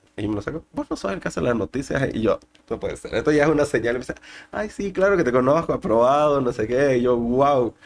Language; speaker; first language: Spanish; native; Spanish